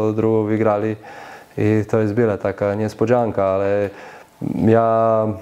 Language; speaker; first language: Polish; non-native, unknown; Slovenian